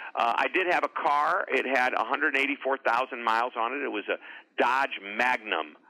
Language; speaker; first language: English; native; English